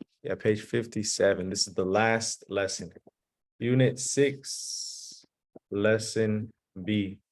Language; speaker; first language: English; early bilingual, other home language; Spanish